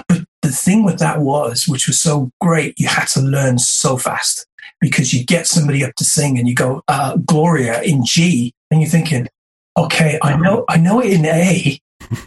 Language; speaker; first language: English; native; English